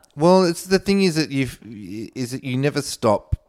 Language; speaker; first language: English; native; English